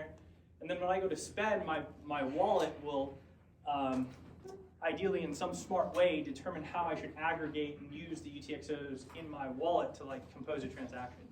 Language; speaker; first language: English; native; English